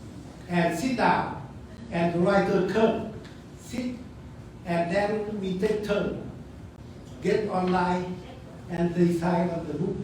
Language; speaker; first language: English; non-native, learner; Vietnamese